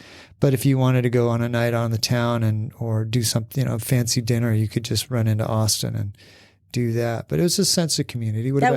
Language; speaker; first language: English; native; English